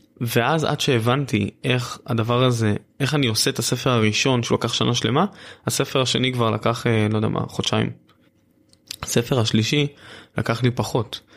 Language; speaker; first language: Hebrew; native; Hebrew